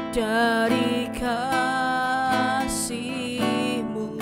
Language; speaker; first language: Indonesian; native; Indonesian